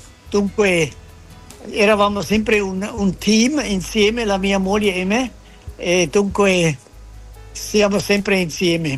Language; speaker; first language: Italian; non-native, fluent; French